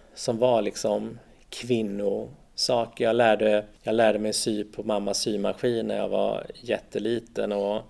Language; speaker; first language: Swedish; native; Swedish